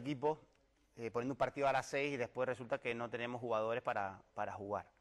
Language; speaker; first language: Spanish; native; Spanish